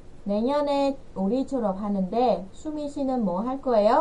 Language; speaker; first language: Korean; non-native, fluent; Vietnamese